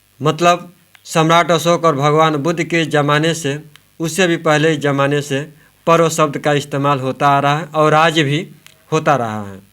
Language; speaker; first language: Hindi; native; Hindi